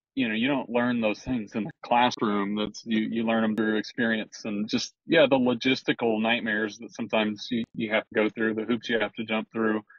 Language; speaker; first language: English; native; English